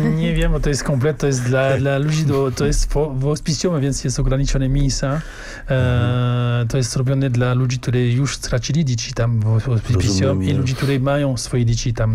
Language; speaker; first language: Polish; non-native, learner; French